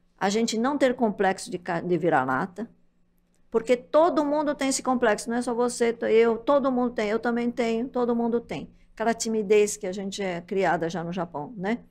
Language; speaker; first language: Portuguese; early bilingual, other home language; Japanese